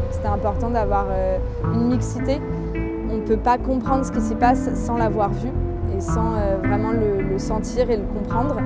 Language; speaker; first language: French; native; French